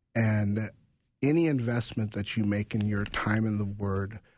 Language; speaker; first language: English; native; English